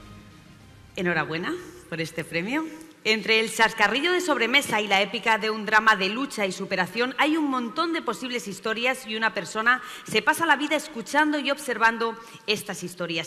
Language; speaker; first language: Spanish; native; Spanish